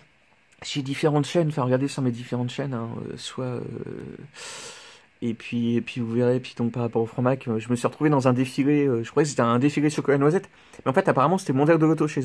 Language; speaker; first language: French; native; French